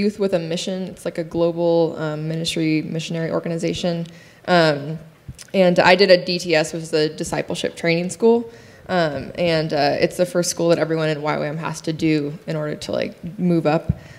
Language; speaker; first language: English; native; English